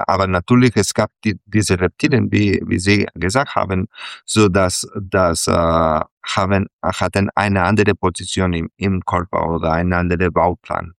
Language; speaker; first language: German; non-native, fluent; Catalan